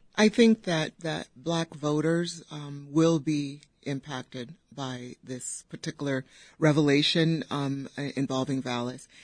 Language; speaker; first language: English; native; English